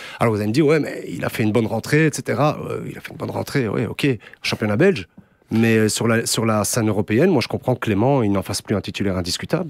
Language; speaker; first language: French; native; French